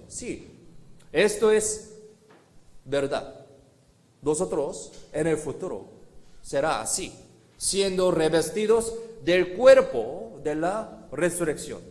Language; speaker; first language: Spanish; non-native, fluent; Korean